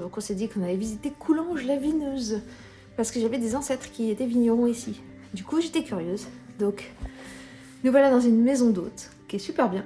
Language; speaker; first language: French; native; French